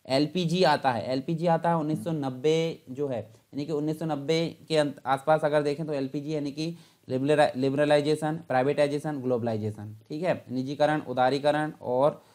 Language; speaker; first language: Hindi; native; Hindi